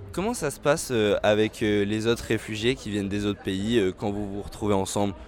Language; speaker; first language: French; native; French